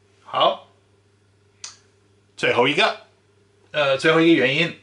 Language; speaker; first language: Chinese; non-native, fluent; Dutch